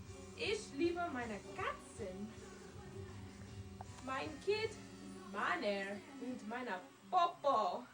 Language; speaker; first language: German; non-native, learner; English